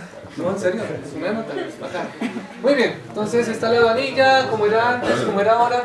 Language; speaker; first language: Spanish; native; Spanish